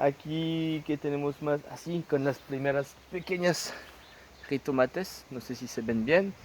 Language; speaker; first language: Spanish; non-native, fluent; French